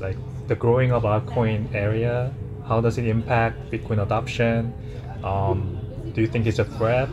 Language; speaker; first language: English; non-native, fluent; Korean